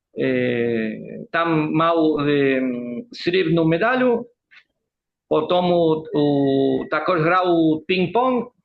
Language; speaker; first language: Ukrainian; early bilingual, heritage; Ukrainian